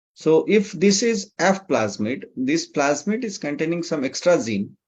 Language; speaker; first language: English; non-native, local second language; Nepali